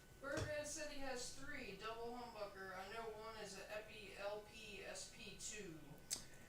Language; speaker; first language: English; native; English